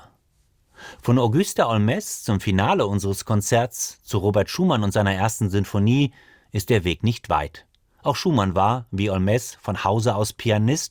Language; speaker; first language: German; native; German